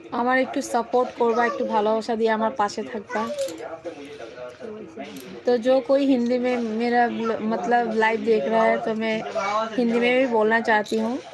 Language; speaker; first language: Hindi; non-native, local second language; Bangla